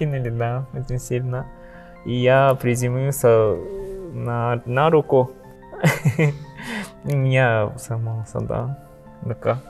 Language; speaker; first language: Russian; non-native, learner; Japanese